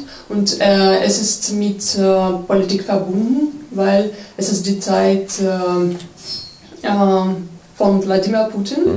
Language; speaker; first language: German; non-native, fluent; Russian